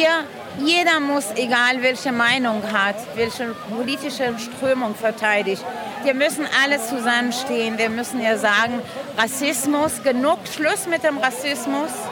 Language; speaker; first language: German; non-native, fluent; Persian